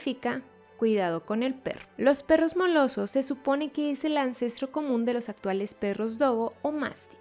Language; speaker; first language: Spanish; native; Spanish